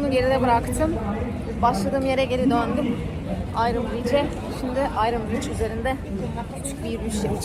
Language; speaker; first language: Turkish; native; Turkish